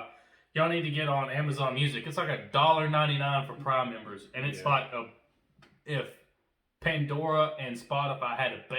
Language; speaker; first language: English; native; English